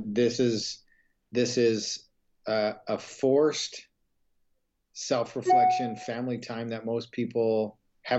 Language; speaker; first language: English; native; English